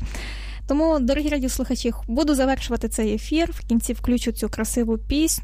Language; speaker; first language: Ukrainian; native; Ukrainian